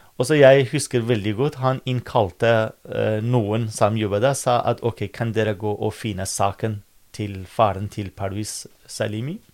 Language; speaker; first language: Norwegian; non-native, fluent; Kurdish